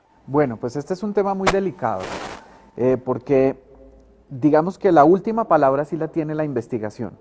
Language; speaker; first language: Spanish; native; Spanish